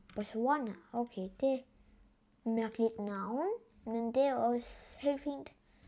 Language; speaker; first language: Danish; early bilingual, other home language; Spanish